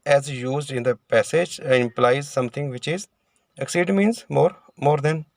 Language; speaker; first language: English; non-native, local second language; Punjabi